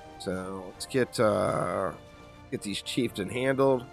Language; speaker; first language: English; native; English